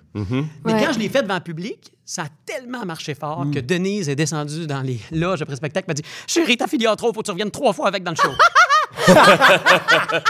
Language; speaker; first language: French; native; French